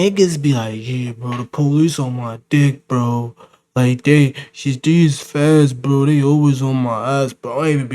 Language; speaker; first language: English; native; English